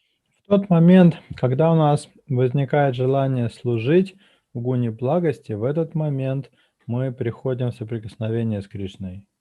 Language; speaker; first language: Russian; native; Russian